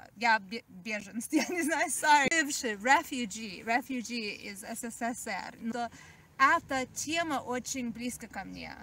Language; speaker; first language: Russian; early bilingual, heritage; Russian